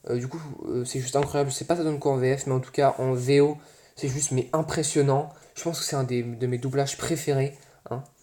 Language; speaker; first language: French; native; French